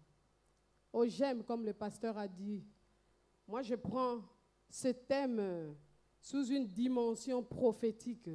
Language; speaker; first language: French; non-native, local second language; Lingala